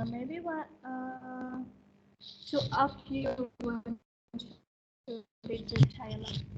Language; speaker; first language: English; non-native, fluent; Indonesian